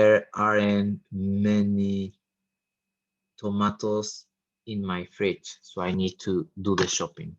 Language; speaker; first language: English; non-native, fluent; Spanish